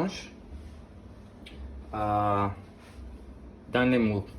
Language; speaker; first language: French; non-native, learner; Spanish